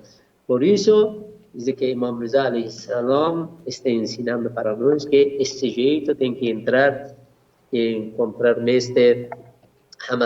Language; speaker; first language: Portuguese; non-native, learner; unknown